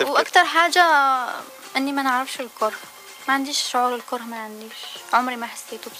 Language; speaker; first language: Arabic; native; Arabic